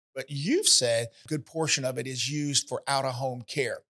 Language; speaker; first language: English; native; English